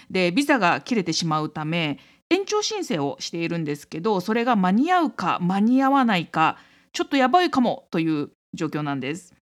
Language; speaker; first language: Japanese; native; Japanese